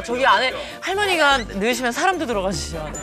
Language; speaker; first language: Korean; native; Korean